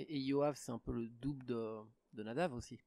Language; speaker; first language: French; native; French